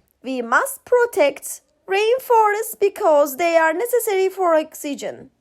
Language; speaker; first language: English; non-native, fluent; Turkish